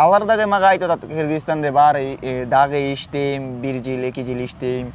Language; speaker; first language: Kyrgyz; non-native, learner; Bangla